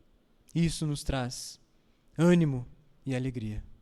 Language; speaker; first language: Portuguese; native; Portuguese